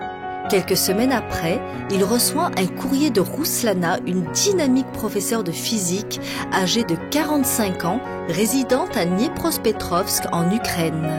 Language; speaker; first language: French; native; French